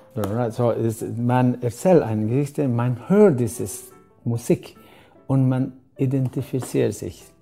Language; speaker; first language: German; non-native, fluent; Spanish